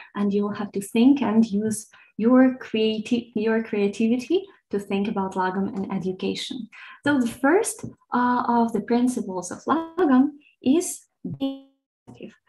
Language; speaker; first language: English; non-native, fluent; Ukrainian